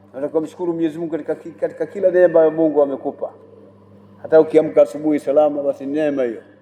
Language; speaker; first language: Swahili; native; Swahili